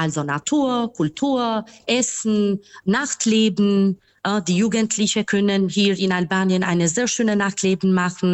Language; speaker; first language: German; non-native, fluent; Albanian